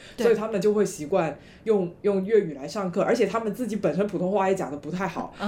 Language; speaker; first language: Chinese; non-native, local second language; Cantonese